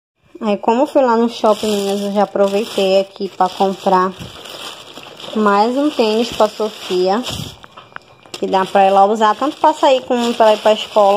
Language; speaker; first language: Portuguese; native; Portuguese